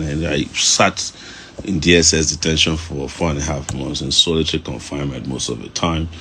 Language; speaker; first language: English; non-native, local second language; Yoruba